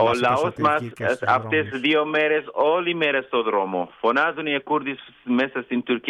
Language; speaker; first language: Greek; non-native, learner; Kurdish